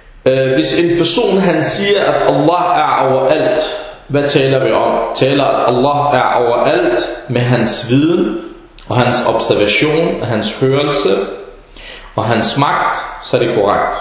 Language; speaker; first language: Danish; early bilingual, other home language; Arabic